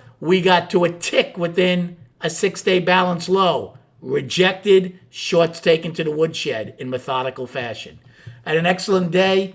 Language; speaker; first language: English; native; English